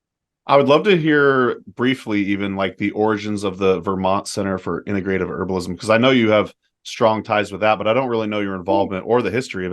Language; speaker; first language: English; native; English